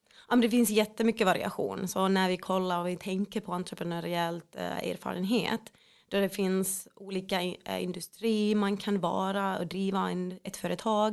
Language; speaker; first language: Swedish; non-native, fluent; Finnish